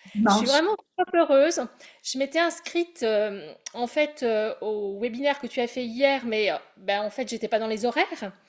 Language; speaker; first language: French; native; French